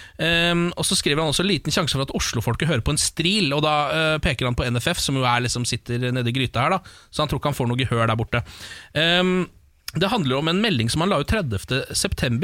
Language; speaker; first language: Norwegian; native; Norwegian